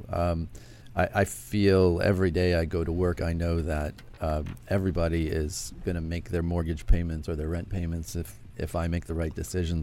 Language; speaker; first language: English; native; English